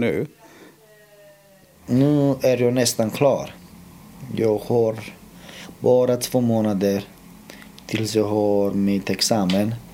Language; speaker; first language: Swedish; non-native, fluent; Romanian